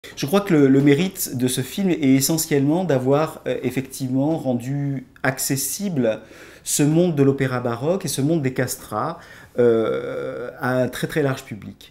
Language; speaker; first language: French; native; French